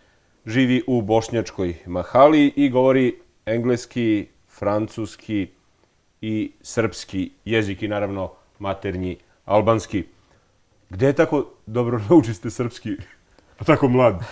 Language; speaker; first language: Bosnian; native; Bosnian